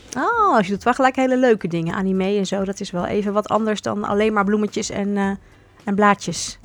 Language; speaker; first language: Dutch; native; Dutch